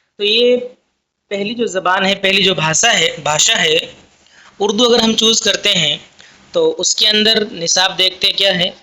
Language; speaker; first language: Urdu; native; Urdu